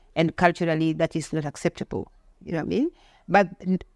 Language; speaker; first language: English; non-native, local second language; Luo (Kenya and Tanzania)